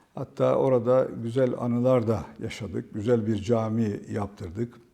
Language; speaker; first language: Turkish; native; Turkish